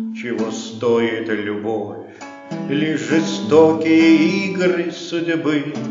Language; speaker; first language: Russian; non-native, local second language; Azerbaijani